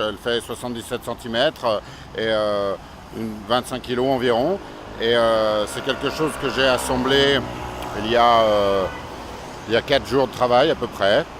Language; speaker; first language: French; native; French